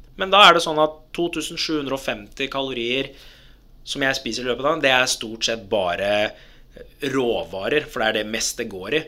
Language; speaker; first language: Norwegian; early bilingual, other home language; Arabic